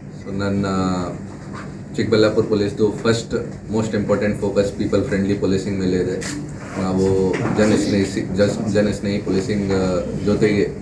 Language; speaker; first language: Kannada; non-native, local second language; Hindi